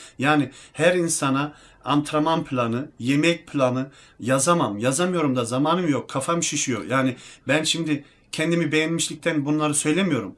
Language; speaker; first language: Turkish; early bilingual, heritage; Turkish